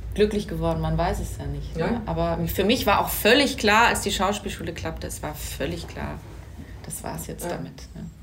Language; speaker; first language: German; native; German